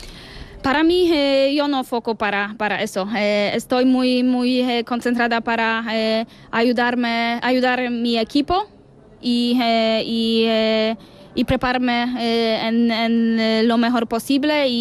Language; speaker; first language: Spanish; non-native, learner; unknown